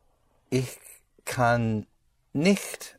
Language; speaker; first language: German; non-native, learner; English